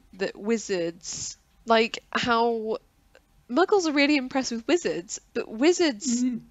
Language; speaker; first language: English; native; English